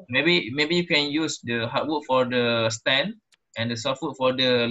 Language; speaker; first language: English; non-native, local second language; Malay